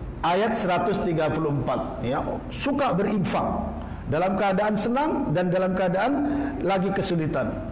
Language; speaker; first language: Malay; non-native, local second language; Javanese